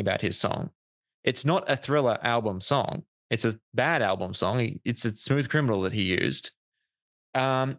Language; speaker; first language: English; native; English